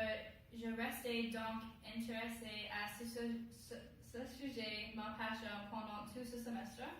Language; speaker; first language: French; non-native, learner; English